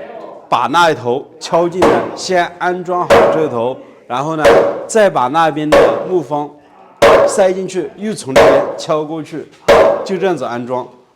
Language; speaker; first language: Chinese; native; Chinese